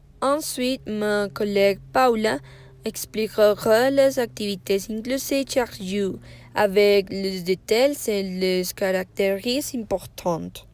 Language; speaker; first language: French; non-native, learner; Spanish